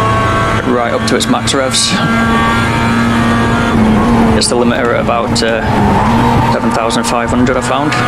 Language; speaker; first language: English; native; English